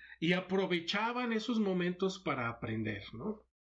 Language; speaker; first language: Spanish; native; Spanish